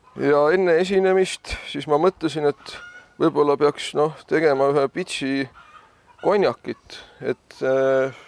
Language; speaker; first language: Estonian; native; Estonian